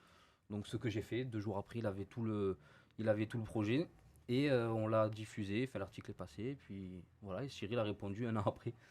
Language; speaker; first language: French; native; French